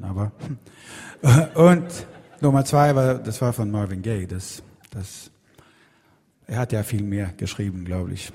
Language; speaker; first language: German; non-native, fluent; Swedish